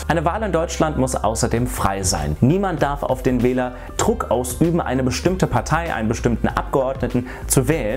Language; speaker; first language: German; native; German